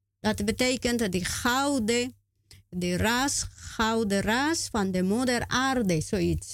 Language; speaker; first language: Dutch; non-native, learner; Spanish